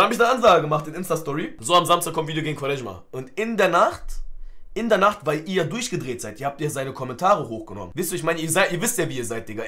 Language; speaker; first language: German; early bilingual, other home language; Turkish